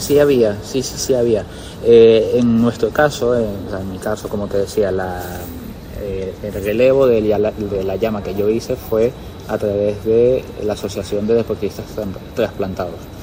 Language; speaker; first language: Spanish; native; Spanish